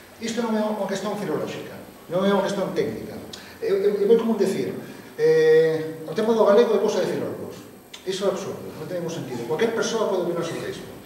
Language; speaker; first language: Galician; non-native, local second language; Spanish